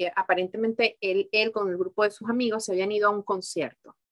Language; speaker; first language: Spanish; native; Spanish